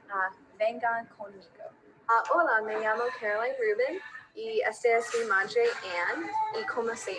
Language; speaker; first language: Spanish; non-native, learner; English